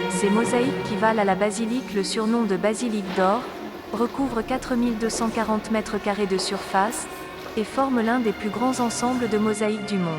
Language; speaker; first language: French; native; French